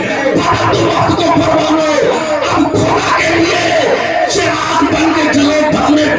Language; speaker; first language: Hindi; native; Hindi